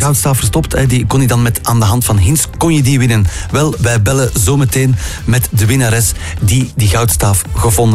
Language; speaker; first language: Dutch; native; Dutch